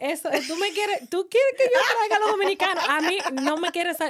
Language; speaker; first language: Spanish; early bilingual, heritage; Spanish